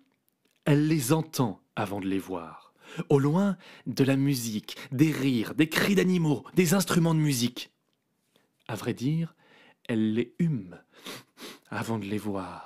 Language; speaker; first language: French; native; French